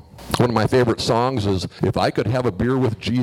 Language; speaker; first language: English; native; English